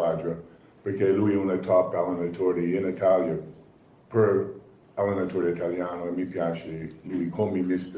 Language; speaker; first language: Italian; non-native, learner; English